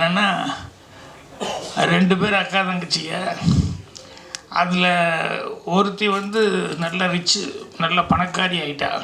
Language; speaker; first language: Tamil; native; Tamil